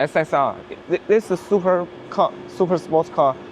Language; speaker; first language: English; non-native, learner; Chinese